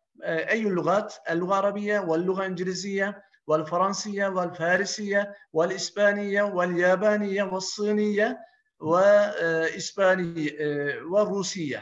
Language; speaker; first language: Arabic; non-native, fluent; Turkish